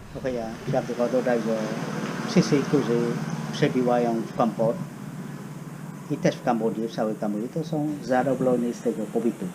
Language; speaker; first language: Polish; non-native, fluent; Khmer